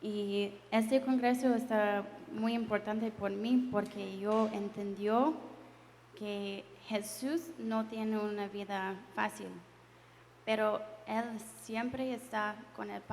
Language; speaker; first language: Spanish; non-native, learner; English